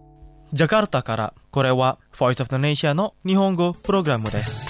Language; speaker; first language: Japanese; non-native, fluent; Indonesian